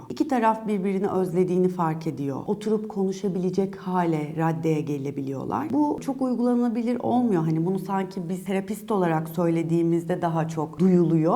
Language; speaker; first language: Turkish; native; Turkish